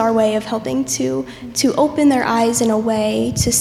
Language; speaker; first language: English; native; English